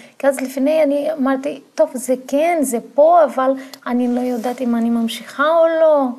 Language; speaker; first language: Hebrew; non-native, fluent; Portuguese